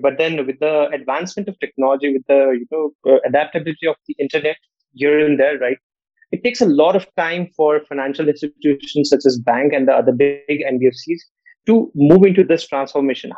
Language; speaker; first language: English; non-native, local second language; Nepali